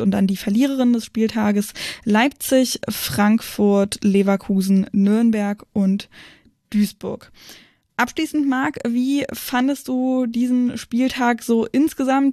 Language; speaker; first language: German; native; German